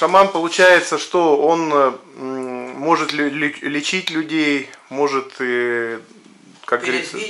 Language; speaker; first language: Russian; native; Russian